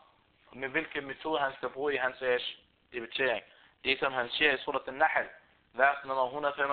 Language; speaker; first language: Danish; non-native, fluent; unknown